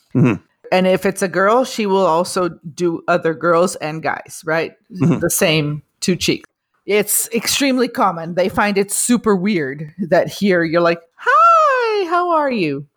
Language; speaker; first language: English; non-native, fluent; Portuguese